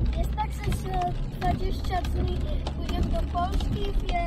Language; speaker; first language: Polish; early bilingual, heritage; Polish